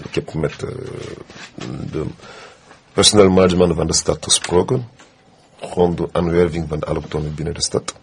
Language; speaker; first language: Dutch; non-native, fluent; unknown